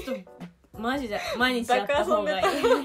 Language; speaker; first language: Japanese; native; Japanese